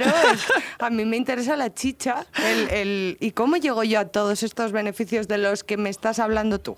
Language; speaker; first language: Spanish; native; Spanish